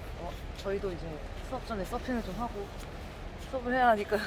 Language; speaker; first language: Korean; native; Korean